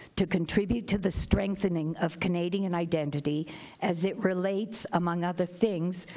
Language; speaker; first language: English; native; English